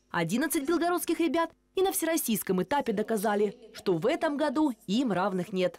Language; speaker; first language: Russian; native; Russian